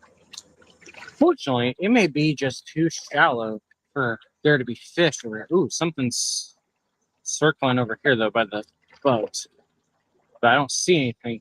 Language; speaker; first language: English; native; English